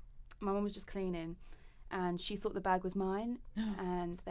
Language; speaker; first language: English; native; English